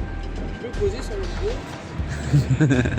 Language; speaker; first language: French; native; French